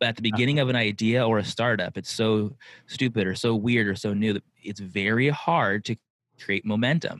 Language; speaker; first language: English; native; English